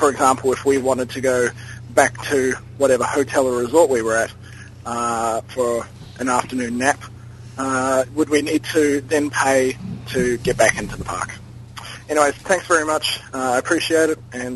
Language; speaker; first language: English; native; English